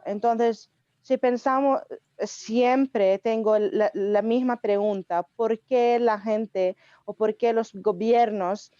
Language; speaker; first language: Spanish; non-native, fluent; Arabic